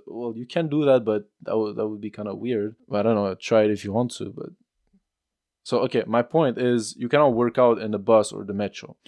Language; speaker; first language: English; non-native, fluent; French